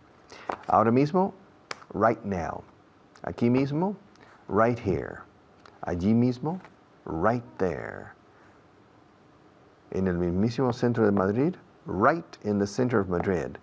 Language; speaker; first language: Spanish; non-native, fluent; English